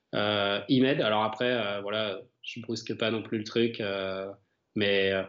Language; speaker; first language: French; native; French